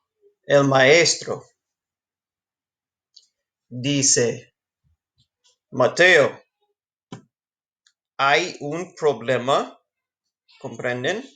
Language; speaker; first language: Spanish; non-native, fluent; English